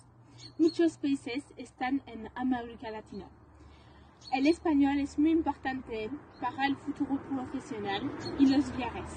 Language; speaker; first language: Spanish; non-native, learner; French